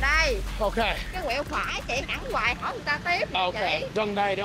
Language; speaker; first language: Vietnamese; non-native, learner; English